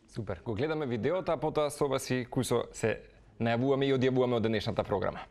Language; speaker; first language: Macedonian; native; Macedonian